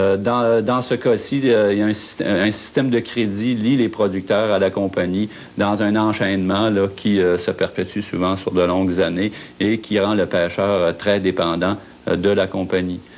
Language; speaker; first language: French; native; French